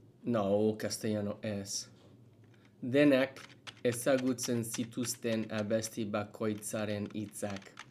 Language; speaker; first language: Basque; non-native, learner; English